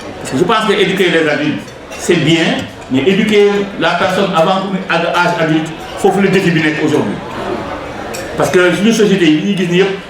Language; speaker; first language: Wolof; non-native, local second language; Serer